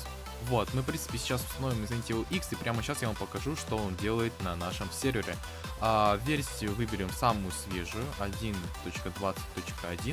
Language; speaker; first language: Russian; native; Russian